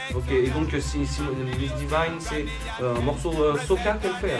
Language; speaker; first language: French; native; French